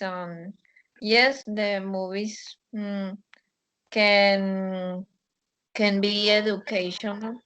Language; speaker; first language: English; non-native, learner; Spanish